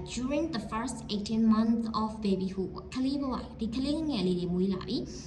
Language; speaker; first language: Burmese; native; Burmese